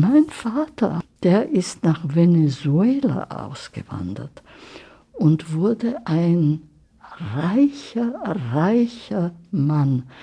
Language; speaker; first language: German; early bilingual, heritage; German